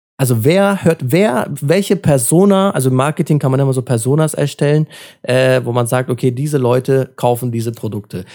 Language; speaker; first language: German; early bilingual, other home language; Turkish